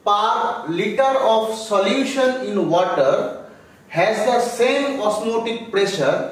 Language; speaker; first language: English; non-native, local second language; Bangla